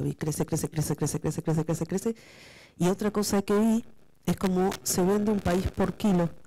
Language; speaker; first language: Spanish; native; Spanish